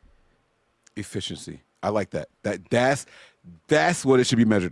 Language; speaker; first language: English; native; English